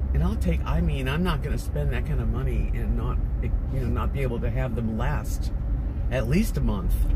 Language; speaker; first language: English; native; English